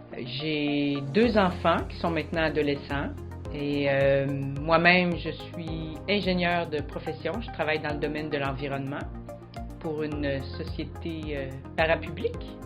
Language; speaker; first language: French; native; French